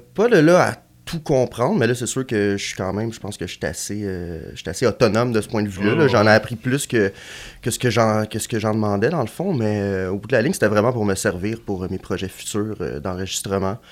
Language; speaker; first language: French; native; French